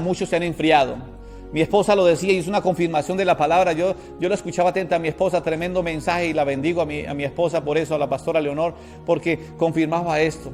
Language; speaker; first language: Spanish; native; Spanish